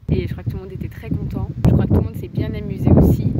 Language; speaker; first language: French; native; French